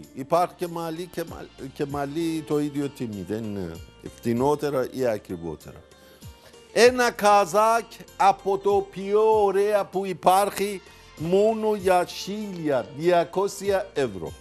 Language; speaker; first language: Greek; non-native, learner; Persian